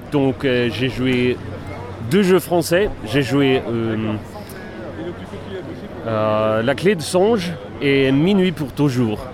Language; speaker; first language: French; non-native, fluent; Swedish